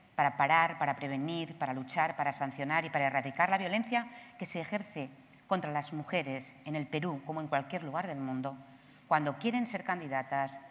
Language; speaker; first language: Spanish; native; Spanish